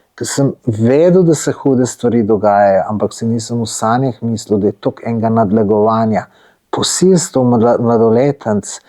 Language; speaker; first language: Slovenian; native; Slovenian